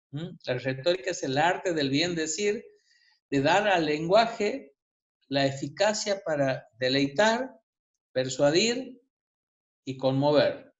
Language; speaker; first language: Spanish; native; Spanish